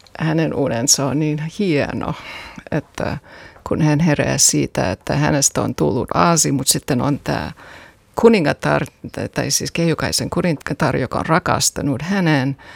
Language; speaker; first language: Finnish; non-native, fluent; English